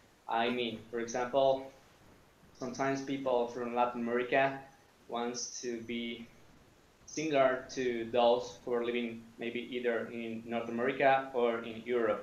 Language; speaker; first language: English; non-native, fluent; Spanish